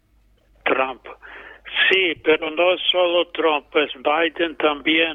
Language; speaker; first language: Spanish; non-native, fluent; English